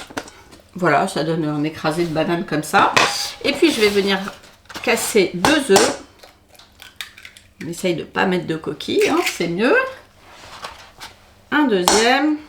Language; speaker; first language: French; native; French